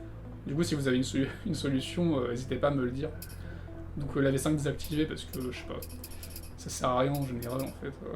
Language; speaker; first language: French; native; French